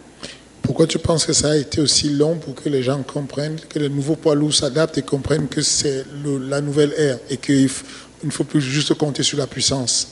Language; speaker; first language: French; native; French